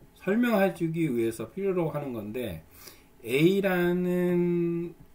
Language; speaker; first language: Korean; native; Korean